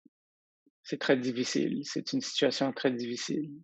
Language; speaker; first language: French; non-native, fluent; English